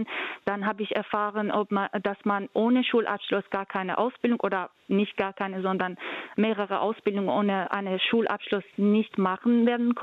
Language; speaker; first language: German; non-native, fluent; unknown